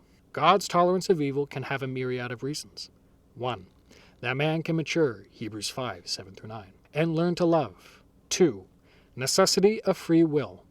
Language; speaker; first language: English; native; English